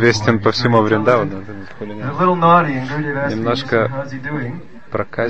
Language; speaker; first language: Russian; native; Russian